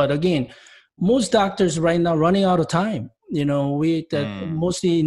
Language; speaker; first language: English; non-native, fluent; Korean